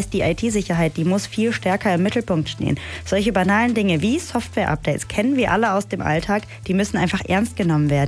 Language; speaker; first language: German; native; German